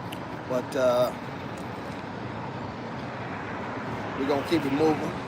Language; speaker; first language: English; native; English